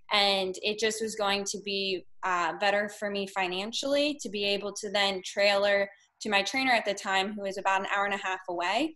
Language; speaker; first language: English; native; English